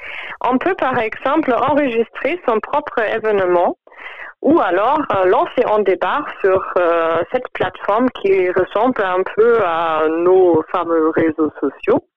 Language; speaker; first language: French; non-native, fluent; German